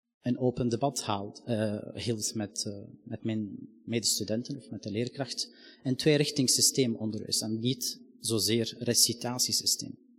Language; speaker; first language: Dutch; non-native, fluent; Arabic